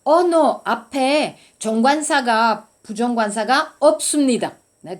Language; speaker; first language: Korean; non-native, learner; French